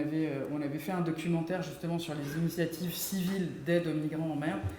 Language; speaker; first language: French; native; French